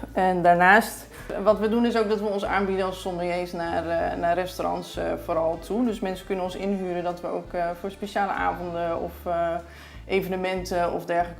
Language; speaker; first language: Dutch; native; Dutch